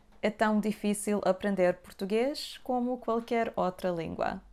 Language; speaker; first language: Portuguese; non-native, fluent; Serbian